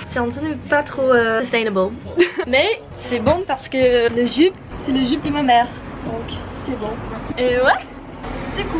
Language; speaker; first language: French; non-native, learner; English